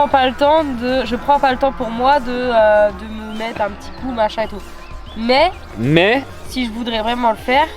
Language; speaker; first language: French; native; French